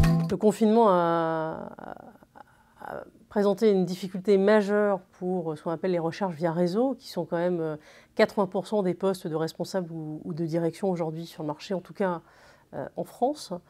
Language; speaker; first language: French; native; French